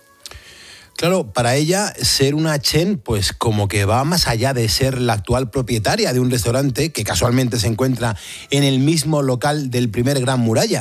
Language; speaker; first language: Spanish; native; Spanish